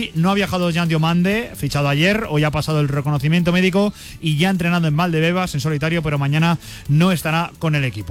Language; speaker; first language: Spanish; native; Spanish